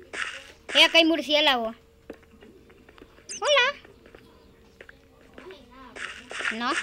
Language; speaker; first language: Spanish; native; Spanish